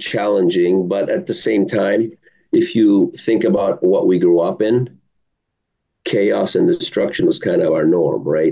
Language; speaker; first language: English; early bilingual, other home language; Arabic